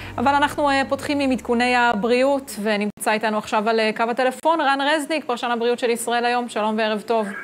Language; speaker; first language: Hebrew; native; Hebrew